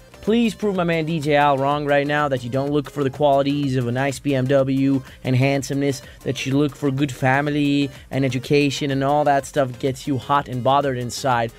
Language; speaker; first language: English; native; English